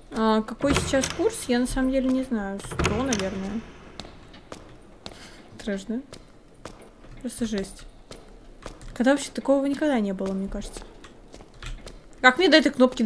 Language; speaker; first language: Russian; native; Russian